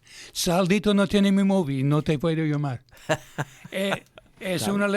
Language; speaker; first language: Spanish; non-native, fluent; English